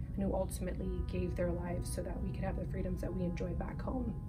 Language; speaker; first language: English; native; English